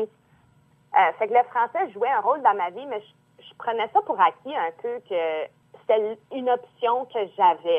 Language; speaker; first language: French; native; French